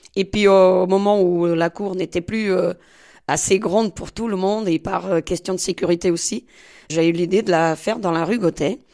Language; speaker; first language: French; non-native, fluent; Portuguese